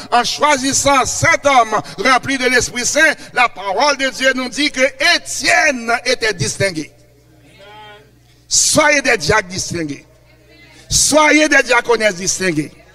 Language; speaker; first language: French; native; French